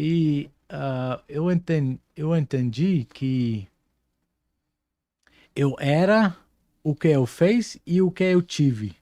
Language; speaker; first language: Portuguese; non-native, fluent; Dutch